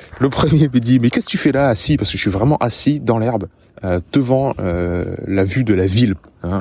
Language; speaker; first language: French; native; French